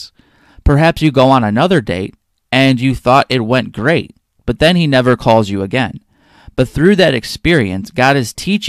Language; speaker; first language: English; native; English